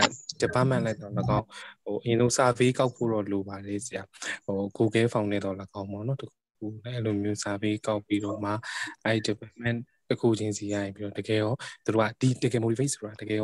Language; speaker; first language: Burmese; native; Burmese